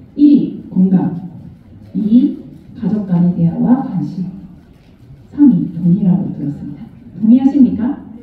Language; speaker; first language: Korean; non-native, fluent; Japanese